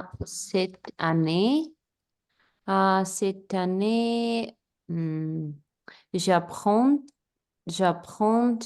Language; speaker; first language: French; non-native, learner; Spanish